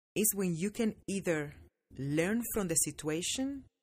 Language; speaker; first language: English; non-native, fluent; Spanish